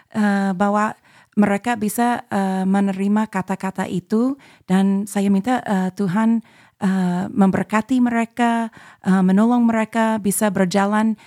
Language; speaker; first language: Indonesian; non-native, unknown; English